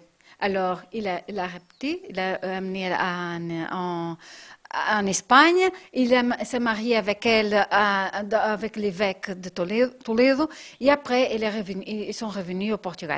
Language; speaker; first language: French; non-native, fluent; Portuguese